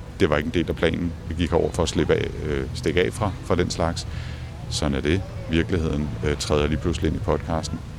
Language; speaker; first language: Danish; native; Danish